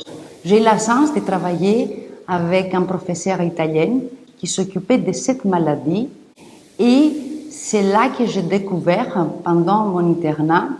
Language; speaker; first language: French; non-native, fluent; Greek